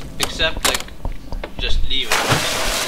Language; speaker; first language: English; native; English